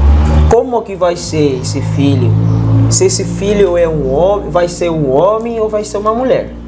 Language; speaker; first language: Portuguese; non-native, learner; Yoruba